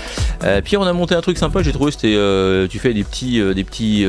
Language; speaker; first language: French; native; French